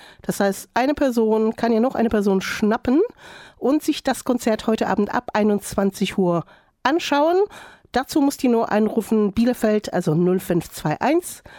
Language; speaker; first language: German; native; German